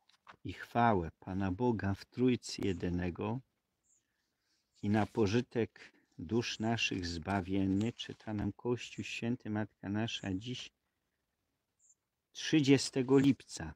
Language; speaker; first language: Polish; native; Polish